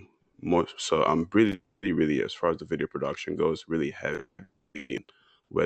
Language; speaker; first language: English; non-native, local second language; Yoruba